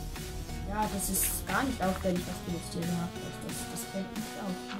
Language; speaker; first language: German; native; German